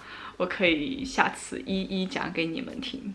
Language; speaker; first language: Chinese; early bilingual, heritage; Chinese